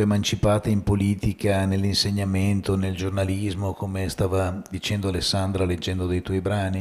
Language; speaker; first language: Italian; native; Italian